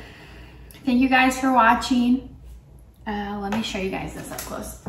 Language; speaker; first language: English; native; English